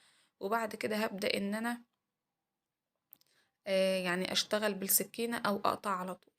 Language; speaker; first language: Arabic; native; Arabic